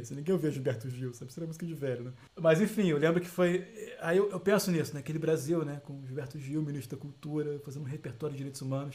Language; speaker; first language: Portuguese; native; Portuguese